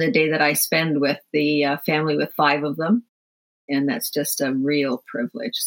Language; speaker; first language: English; native; English